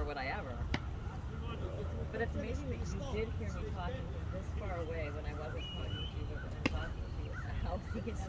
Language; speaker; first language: English; native; English